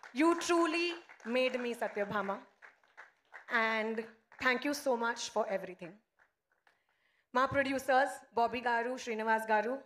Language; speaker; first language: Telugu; non-native, learner; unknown